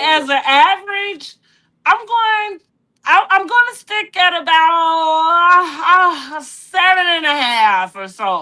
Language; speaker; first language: English; native; English